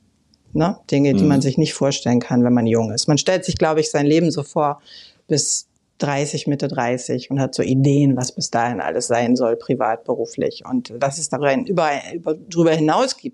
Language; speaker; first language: German; native; German